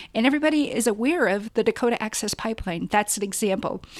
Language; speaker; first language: English; native; English